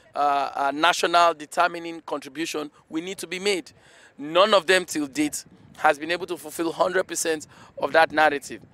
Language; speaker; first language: English; non-native, local second language; Igbo